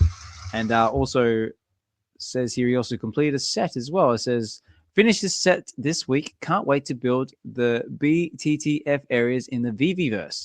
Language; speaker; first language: English; native; English